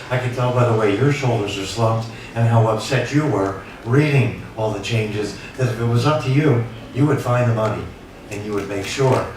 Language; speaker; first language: English; native; English